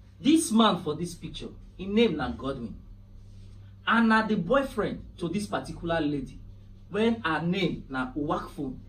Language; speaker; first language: Nigerian Pidgin; native; Nigerian Pidgin